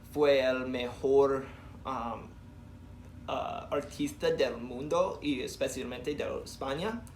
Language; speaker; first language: Spanish; non-native, learner; English